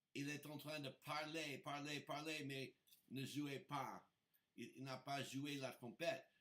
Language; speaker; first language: French; non-native, learner; English